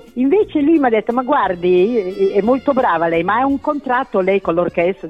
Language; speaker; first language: Italian; native; Italian